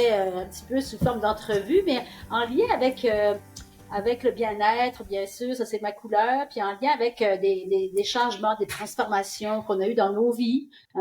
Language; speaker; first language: French; native; French